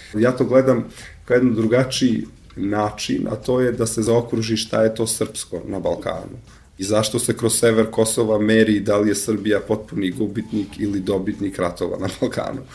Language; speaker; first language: Serbian; non-native, local second language; Albanian